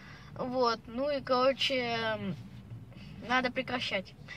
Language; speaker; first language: Russian; early bilingual, heritage; Russian